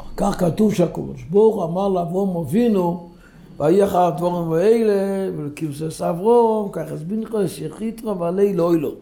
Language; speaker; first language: Hebrew; non-native, local second language; Yiddish